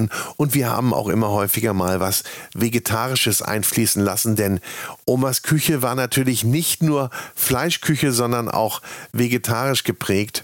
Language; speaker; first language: German; native; German